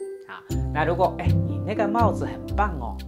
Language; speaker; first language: Chinese; non-native, fluent; Japanese